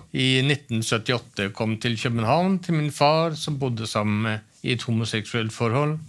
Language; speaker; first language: Norwegian; native; Norwegian